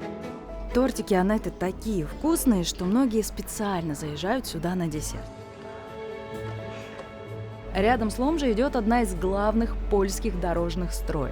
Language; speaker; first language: Russian; native; Russian